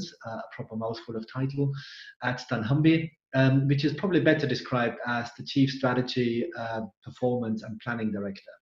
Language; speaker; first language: English; non-native, fluent; German